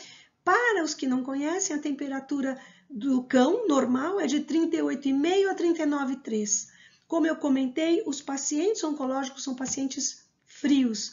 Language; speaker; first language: Portuguese; native; Portuguese